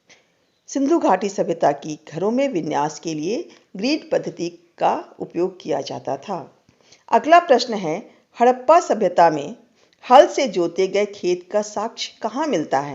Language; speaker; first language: Hindi; native; Hindi